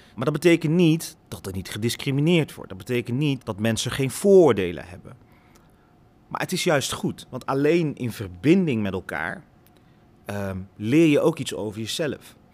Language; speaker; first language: Dutch; early bilingual, other home language; Lingala